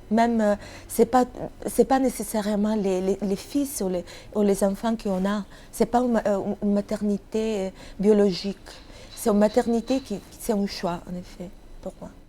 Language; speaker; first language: French; non-native, fluent; Italian